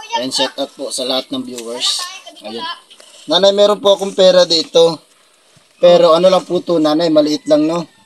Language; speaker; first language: Filipino; non-native, local second language; Waray